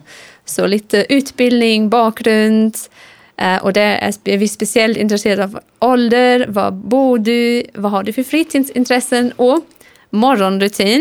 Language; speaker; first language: Swedish; non-native, fluent; German